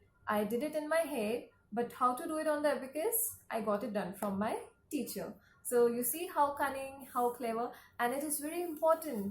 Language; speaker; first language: English; non-native, local second language; Hindi